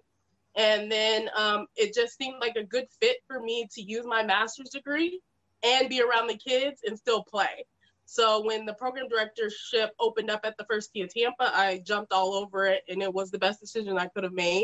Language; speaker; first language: English; native; English